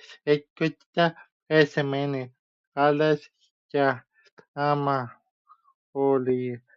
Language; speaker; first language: Finnish; non-native, learner; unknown